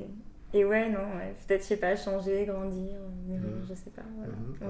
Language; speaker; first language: French; native; French